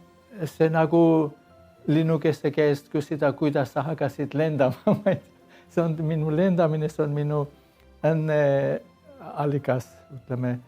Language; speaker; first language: Estonian; non-native, learner; Armenian